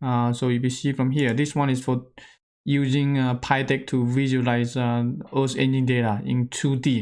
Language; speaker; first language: English; non-native, fluent; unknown